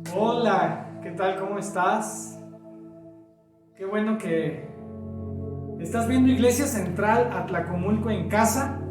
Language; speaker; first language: Spanish; native; Spanish